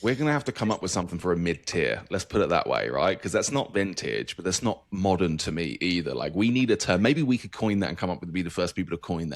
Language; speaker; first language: English; native; English